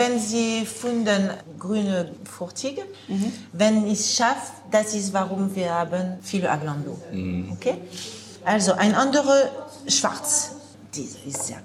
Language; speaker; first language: German; non-native, learner; French